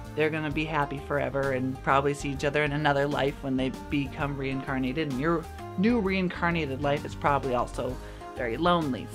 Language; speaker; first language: English; native; English